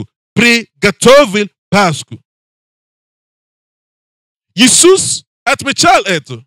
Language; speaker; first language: Russian; non-native, learner; English